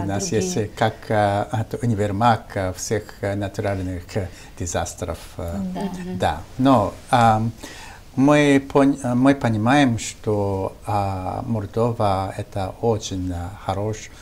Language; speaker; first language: Russian; non-native, fluent; Japanese